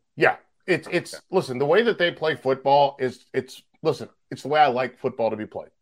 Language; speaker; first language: English; native; English